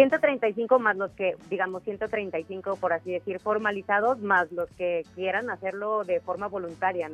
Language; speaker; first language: Spanish; native; Spanish